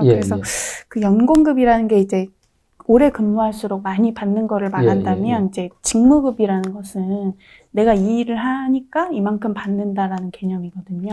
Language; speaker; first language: Korean; native; Korean